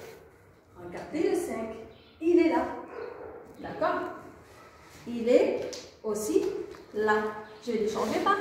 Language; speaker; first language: French; non-native, local second language; Arabic